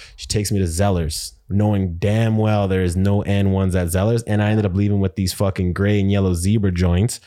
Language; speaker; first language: English; native; English